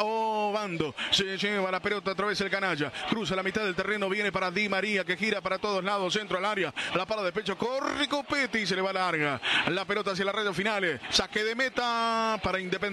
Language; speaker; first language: Spanish; native; Spanish